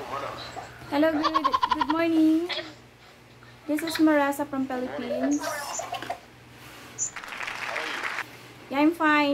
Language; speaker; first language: English; non-native, local second language; Filipino